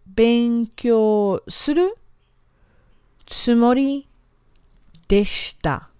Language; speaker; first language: Japanese; non-native, fluent; English